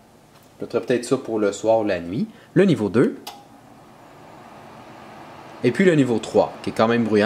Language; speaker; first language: French; native; French